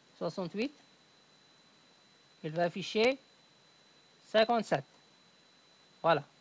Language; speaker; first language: French; native; French